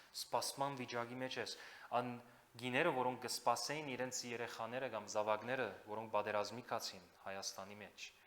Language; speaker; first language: Armenian; native; Armenian